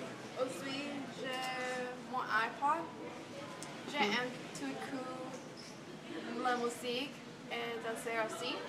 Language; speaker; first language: French; non-native, learner; English